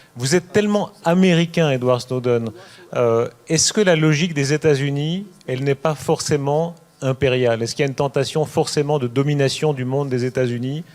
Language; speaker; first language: French; native; French